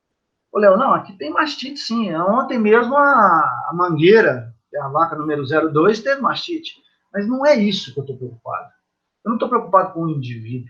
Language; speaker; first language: Portuguese; native; Portuguese